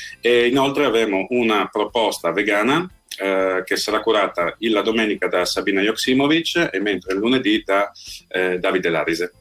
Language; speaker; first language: Italian; native; Italian